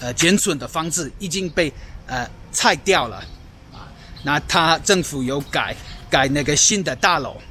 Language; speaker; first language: Chinese; non-native, fluent; English